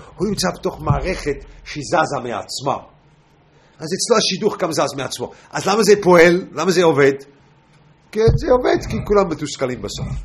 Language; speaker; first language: Hebrew; non-native, fluent; English